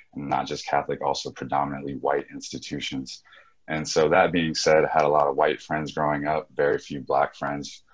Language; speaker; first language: English; native; English